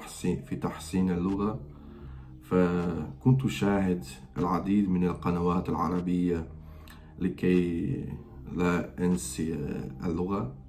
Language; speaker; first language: Arabic; non-native, fluent; Croatian